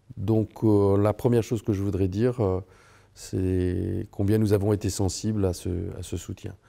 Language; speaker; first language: French; native; French